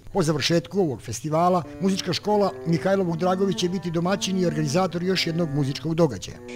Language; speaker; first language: Serbian; native; Serbian